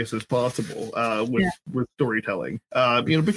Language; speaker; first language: English; native; English